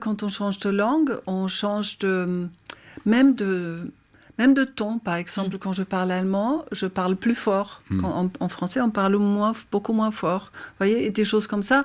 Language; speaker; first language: French; non-native, fluent; German